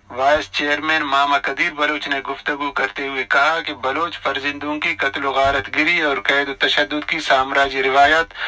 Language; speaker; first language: Urdu; non-native, local second language; Baluchi